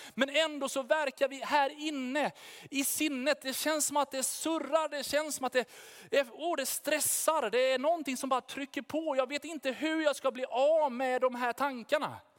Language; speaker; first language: Swedish; native; Swedish